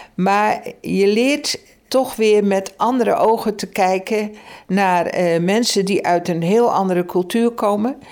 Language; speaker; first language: Dutch; native; Dutch